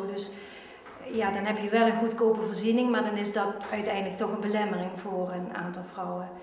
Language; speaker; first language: Dutch; native; Dutch